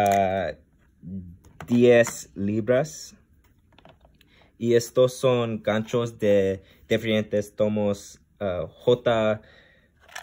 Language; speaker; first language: Spanish; non-native, learner; English